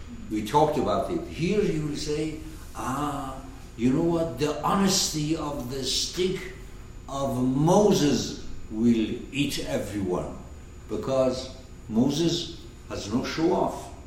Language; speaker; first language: English; non-native, fluent; Persian